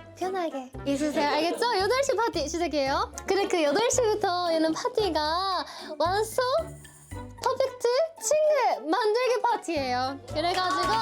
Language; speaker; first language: Korean; non-native, fluent; Japanese